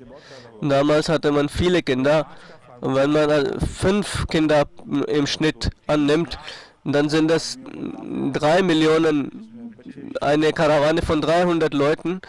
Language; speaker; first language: German; non-native, fluent; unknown